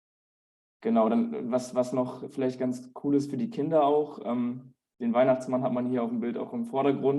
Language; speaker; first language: German; native; German